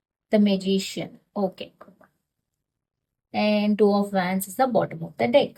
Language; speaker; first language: English; non-native, local second language; Telugu